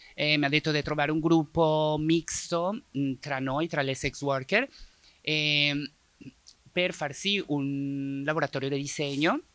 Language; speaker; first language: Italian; non-native, fluent; Spanish